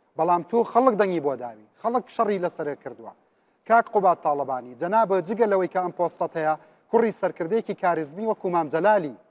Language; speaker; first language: Central Kurdish; native; Central Kurdish